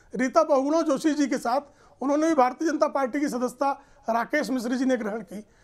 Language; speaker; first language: Hindi; native; Hindi